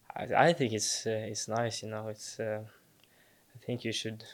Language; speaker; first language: English; non-native, fluent; Norwegian